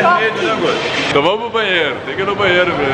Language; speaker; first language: Portuguese; native; Portuguese